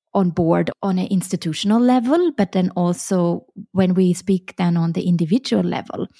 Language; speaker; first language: English; non-native, fluent; German